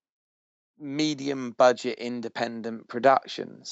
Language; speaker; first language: English; native; English